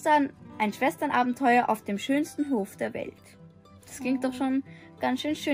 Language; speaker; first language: German; native; German